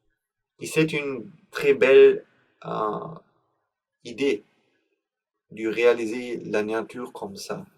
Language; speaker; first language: French; non-native, learner; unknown